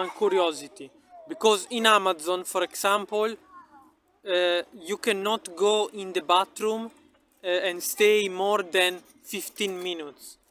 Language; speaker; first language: English; non-native, local second language; Italian